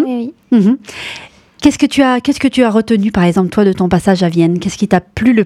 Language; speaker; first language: French; native; French